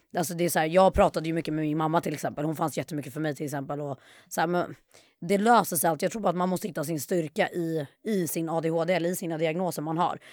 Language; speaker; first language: Swedish; native; Swedish